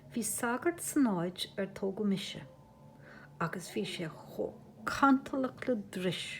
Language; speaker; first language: Irish; native; Irish